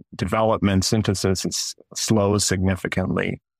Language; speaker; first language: English; early bilingual, other home language; Russian